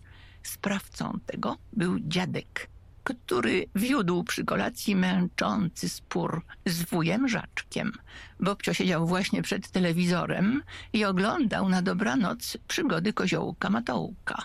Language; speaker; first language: Polish; native; Polish